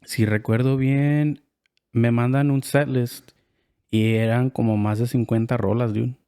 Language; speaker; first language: Spanish; early bilingual, heritage; Spanish